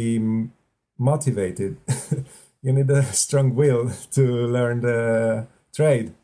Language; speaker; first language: English; non-native, fluent; Italian